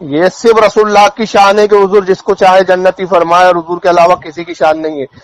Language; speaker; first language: Urdu; native; Urdu